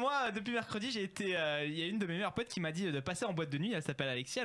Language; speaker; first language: French; native; French